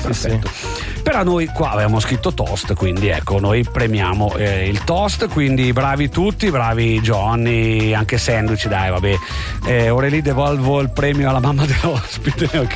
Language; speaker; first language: Italian; native; Italian